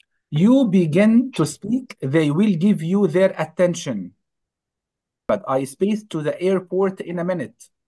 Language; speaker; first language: English; non-native, fluent; Arabic